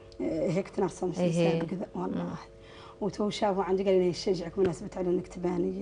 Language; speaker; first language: Arabic; native; Arabic